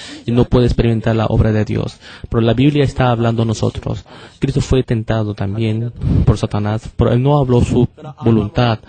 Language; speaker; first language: Spanish; non-native, fluent; Korean